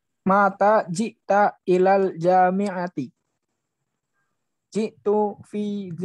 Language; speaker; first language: Arabic; non-native, learner; Indonesian